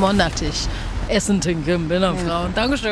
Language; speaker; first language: German; non-native, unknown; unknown